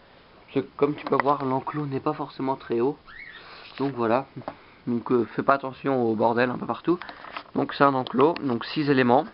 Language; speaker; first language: French; native; French